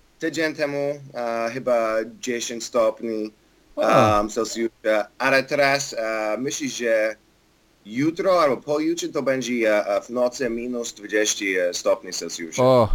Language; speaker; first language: Polish; non-native, learner; English